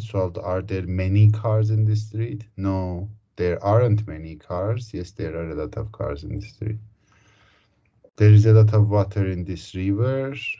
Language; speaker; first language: English; non-native, fluent; Azerbaijani